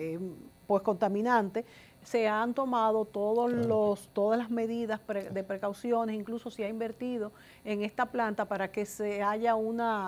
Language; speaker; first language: Spanish; native; Spanish